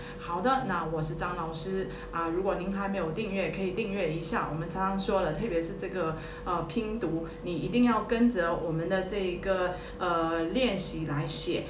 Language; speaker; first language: Chinese; early bilingual, heritage; Chinese